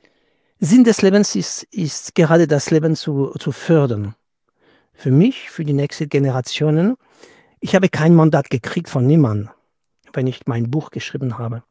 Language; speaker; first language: German; non-native, fluent; French